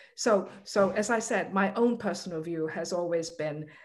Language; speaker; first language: English; non-native, local second language; Cantonese